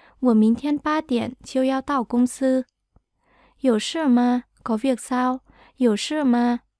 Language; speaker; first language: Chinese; non-native, fluent; Vietnamese